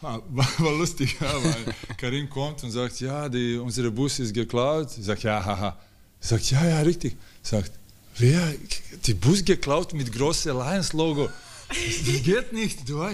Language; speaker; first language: German; non-native, learner; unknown